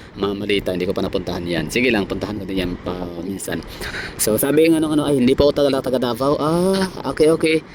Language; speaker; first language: Filipino; non-native, local second language; Cebuano